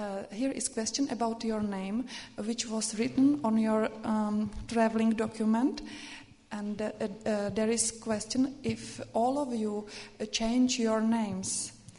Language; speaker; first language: English; non-native, fluent; Czech